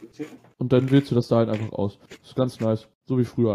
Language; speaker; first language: German; native; German